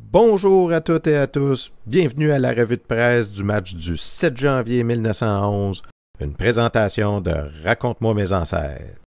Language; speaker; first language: French; native; French